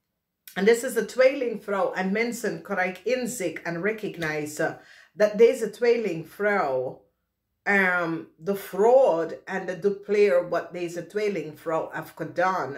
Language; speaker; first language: Dutch; non-native, fluent; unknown